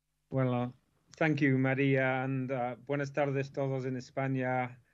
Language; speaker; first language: Spanish; non-native, fluent; English